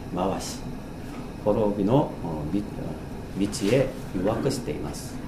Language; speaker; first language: Japanese; non-native, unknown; Korean